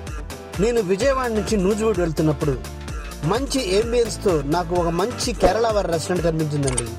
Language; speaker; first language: Telugu; native; Telugu